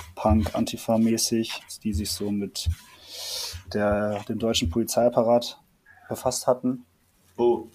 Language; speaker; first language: German; native; German